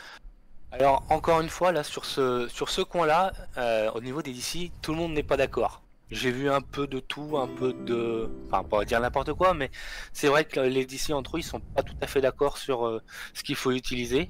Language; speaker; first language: French; native; French